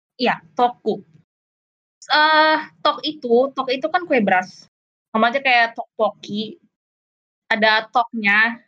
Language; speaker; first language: Indonesian; native; Indonesian